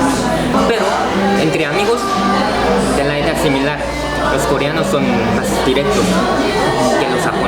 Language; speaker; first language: Spanish; non-native, fluent; Korean